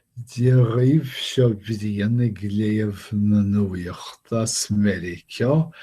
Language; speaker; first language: Irish; non-native, fluent; English